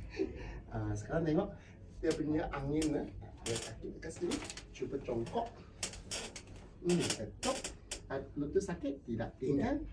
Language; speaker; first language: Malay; non-native, local second language; Cantonese